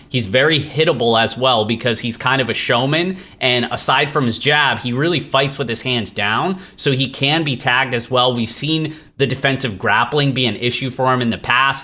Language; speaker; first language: English; native; English